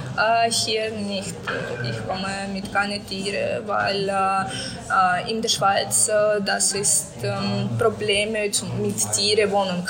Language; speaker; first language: German; non-native, learner; Ukrainian